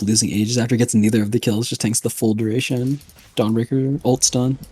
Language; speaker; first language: English; native; English